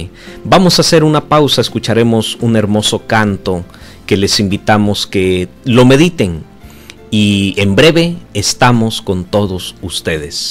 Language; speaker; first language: Spanish; native; Spanish